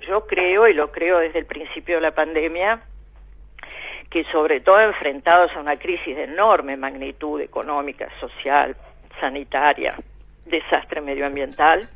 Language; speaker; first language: Spanish; native; Spanish